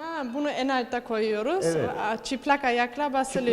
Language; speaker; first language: Turkish; early bilingual, heritage; Turkish